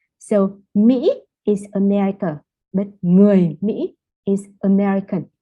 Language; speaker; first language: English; non-native, fluent; Vietnamese